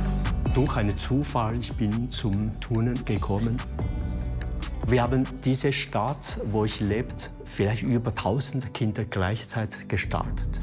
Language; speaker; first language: German; non-native, learner; Chinese